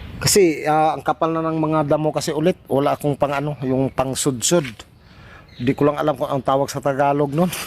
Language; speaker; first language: Filipino; non-native, local second language; Cebuano